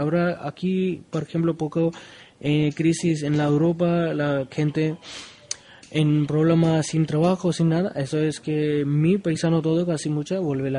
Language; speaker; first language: Spanish; non-native, learner; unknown